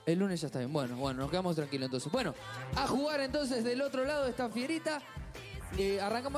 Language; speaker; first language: Spanish; native; Spanish